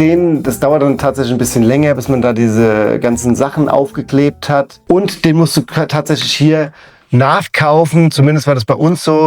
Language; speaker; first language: German; native; German